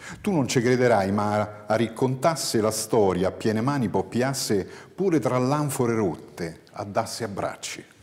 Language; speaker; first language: Italian; native; Italian